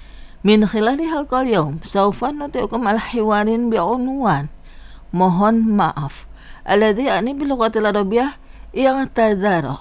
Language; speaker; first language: Arabic; non-native, fluent; Indonesian